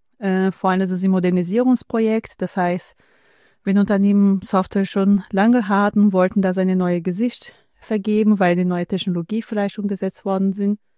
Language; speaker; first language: German; non-native, fluent; Portuguese